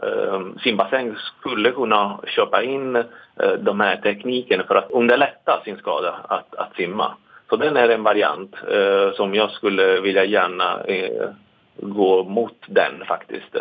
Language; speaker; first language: Swedish; non-native, fluent; Italian